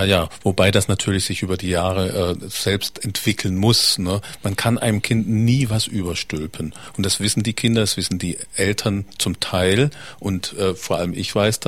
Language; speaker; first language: German; native; German